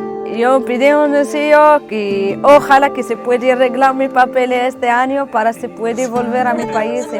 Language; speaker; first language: Spanish; non-native, learner; Arabic